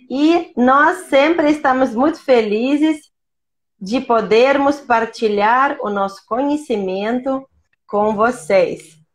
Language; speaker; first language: Portuguese; non-native, fluent; Russian